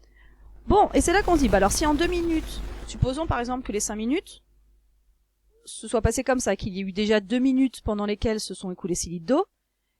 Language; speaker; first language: French; native; French